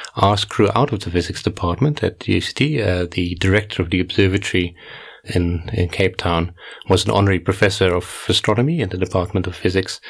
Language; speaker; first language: English; non-native, fluent; Dutch